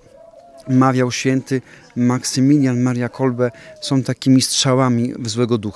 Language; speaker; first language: Polish; native; Polish